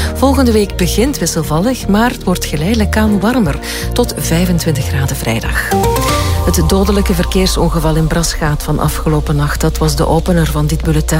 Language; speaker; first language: Dutch; native; Dutch